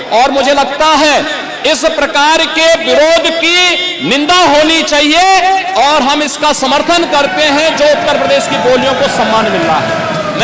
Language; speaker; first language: Hindi; native; Hindi